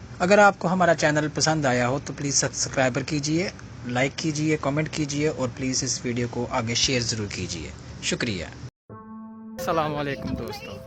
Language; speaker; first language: Urdu; non-native, local second language; Punjabi